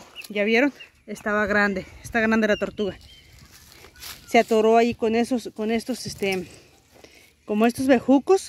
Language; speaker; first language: Spanish; native; Spanish